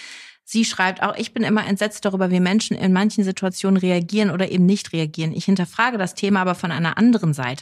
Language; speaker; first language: German; native; German